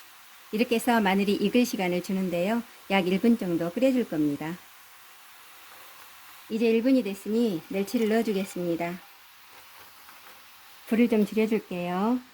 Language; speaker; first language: Korean; native; Korean